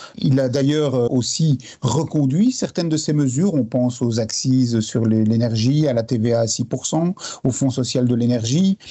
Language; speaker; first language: French; native; French